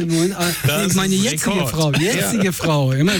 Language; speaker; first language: German; non-native, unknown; Persian